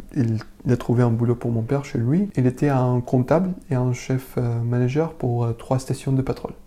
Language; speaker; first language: French; non-native, learner; Arabic